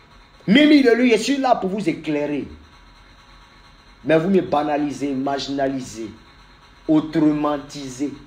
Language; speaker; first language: French; native; French